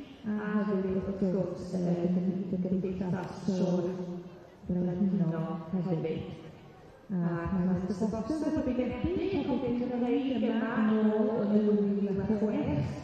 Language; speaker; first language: Welsh; native; Welsh